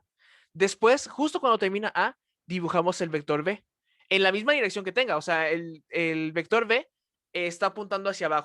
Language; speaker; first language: Spanish; native; Spanish